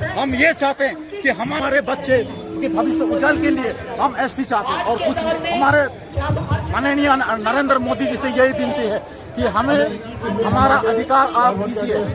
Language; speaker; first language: Hindi; non-native, local second language; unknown